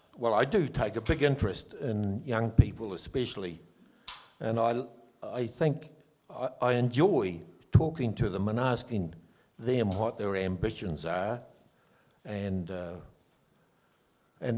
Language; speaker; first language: English; native; English